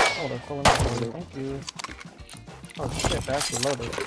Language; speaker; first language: English; native; English